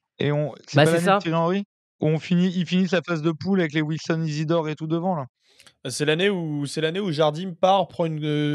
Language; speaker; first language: French; native; French